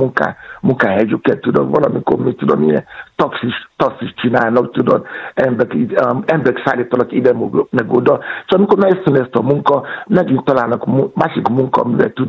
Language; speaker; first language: Hungarian; non-native, fluent; Yoruba